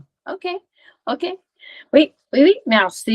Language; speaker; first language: French; non-native, learner; English